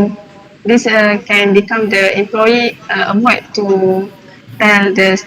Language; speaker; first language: English; non-native, learner; Malay